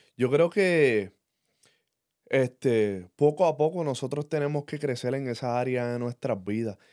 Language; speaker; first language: Spanish; early bilingual, heritage; English